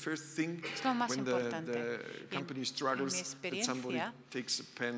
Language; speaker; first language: Spanish; non-native, learner; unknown